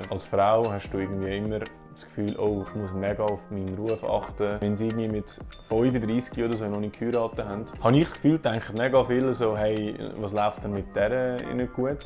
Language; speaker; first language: German; early bilingual, other home language; Turkish